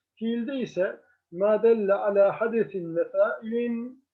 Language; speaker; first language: Turkish; native; Turkish